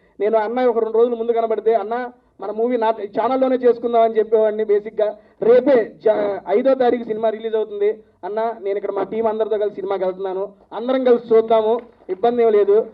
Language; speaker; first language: Telugu; native; Telugu